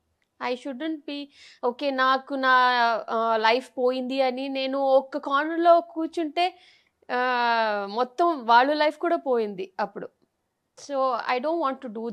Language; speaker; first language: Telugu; non-native, fluent; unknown